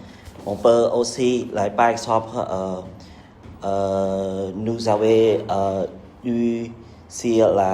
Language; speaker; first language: French; non-native, learner; Khmer